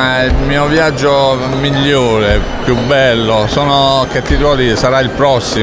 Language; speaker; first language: Italian; native; Italian